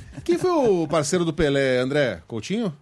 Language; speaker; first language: Portuguese; native; Portuguese